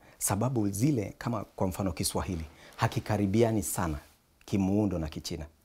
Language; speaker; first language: Swahili; non-native, local second language; Kikuyu